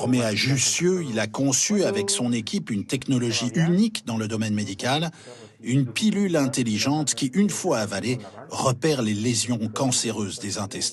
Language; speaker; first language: French; native; French